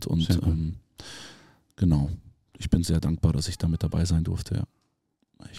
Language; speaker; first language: German; native; German